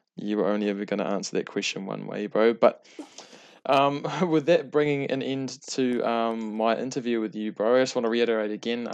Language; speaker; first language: English; native; English